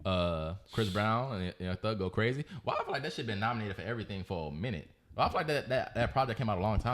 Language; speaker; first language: English; native; English